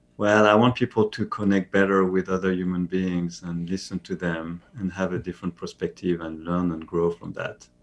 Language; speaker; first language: English; non-native, fluent; French